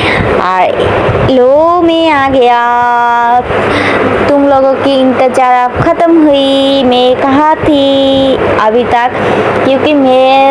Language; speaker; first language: Hindi; non-native, learner; Bangla